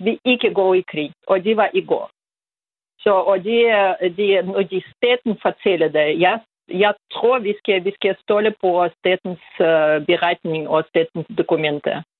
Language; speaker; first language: Danish; non-native, fluent; Russian